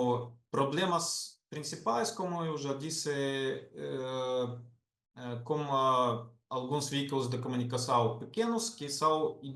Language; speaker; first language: Portuguese; non-native, fluent; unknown